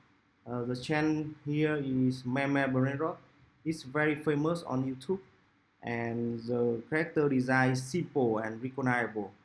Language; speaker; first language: English; non-native, local second language; Vietnamese